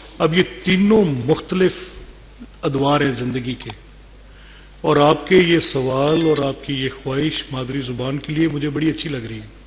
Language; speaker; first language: Urdu; non-native, local second language; Punjabi